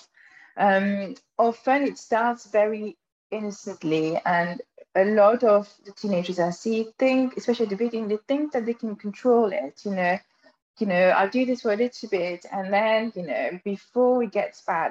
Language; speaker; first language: English; non-native, fluent; French